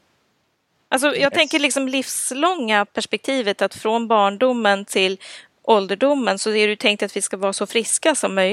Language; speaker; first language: Swedish; native; Swedish